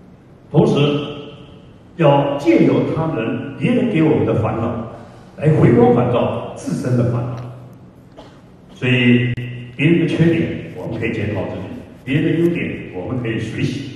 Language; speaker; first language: Chinese; native; Chinese